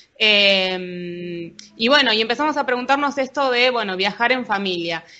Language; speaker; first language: Spanish; native; Spanish